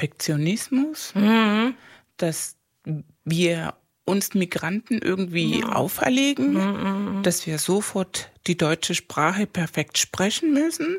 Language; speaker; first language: German; non-native, fluent; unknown